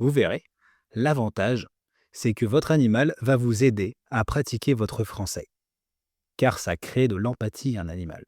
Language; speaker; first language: French; native; French